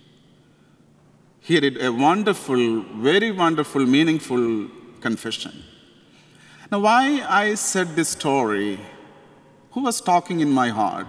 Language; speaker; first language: English; non-native, local second language; Malayalam